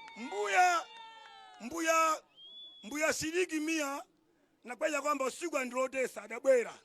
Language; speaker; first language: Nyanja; non-native, local second language; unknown